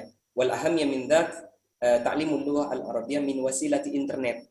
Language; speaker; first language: Arabic; non-native, fluent; Indonesian